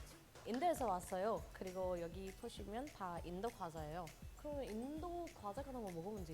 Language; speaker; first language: Korean; non-native, fluent; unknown